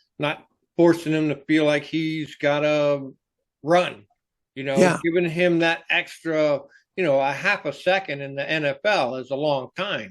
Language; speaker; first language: English; native; English